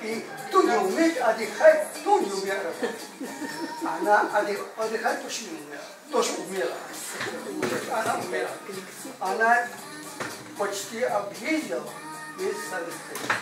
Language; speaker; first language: Russian; non-native, learner; Chinese